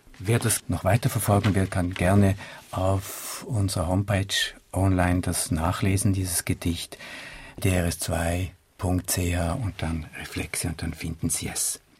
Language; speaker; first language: German; native; German